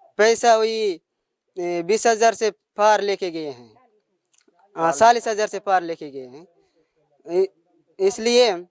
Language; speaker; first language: Hindi; non-native, local second language; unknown